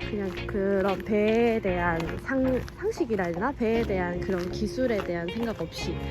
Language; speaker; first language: Korean; native; Korean